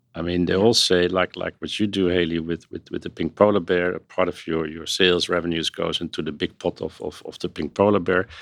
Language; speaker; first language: English; non-native, fluent; Dutch